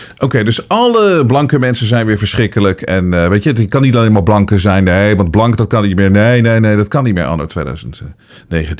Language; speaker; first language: Dutch; native; Dutch